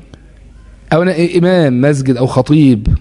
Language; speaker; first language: Arabic; native; Arabic